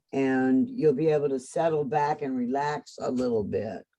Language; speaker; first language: English; native; English